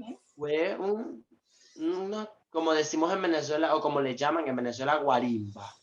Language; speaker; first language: Spanish; non-native, fluent; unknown